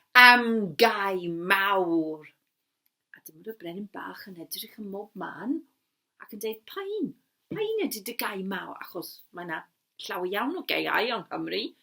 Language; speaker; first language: Welsh; non-native, local second language; English